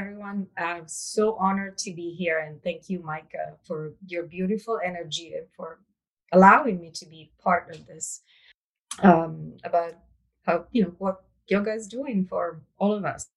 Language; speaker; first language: English; non-native, fluent; Italian